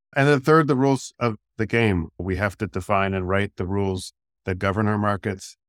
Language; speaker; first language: English; native; English